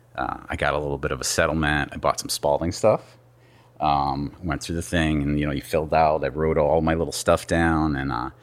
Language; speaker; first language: English; native; English